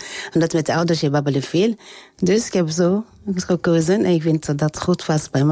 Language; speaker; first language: Dutch; non-native, learner; French